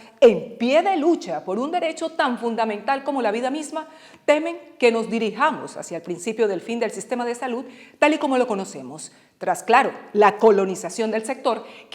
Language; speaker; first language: Spanish; native; Spanish